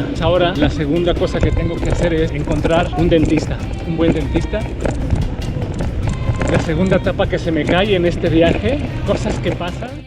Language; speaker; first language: Spanish; native; Spanish